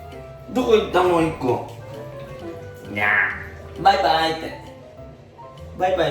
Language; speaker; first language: Japanese; non-native, fluent; Filipino